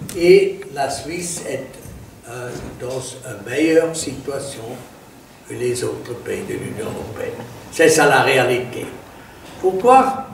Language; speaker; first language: French; non-native, fluent; German